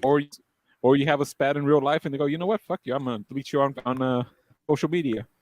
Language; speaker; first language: English; native; English